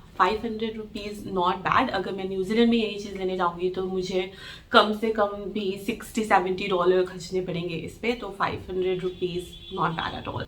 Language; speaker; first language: Hindi; native; Hindi